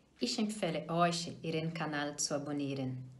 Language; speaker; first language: German; non-native, learner; Portuguese